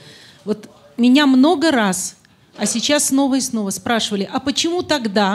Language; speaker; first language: Russian; native; Russian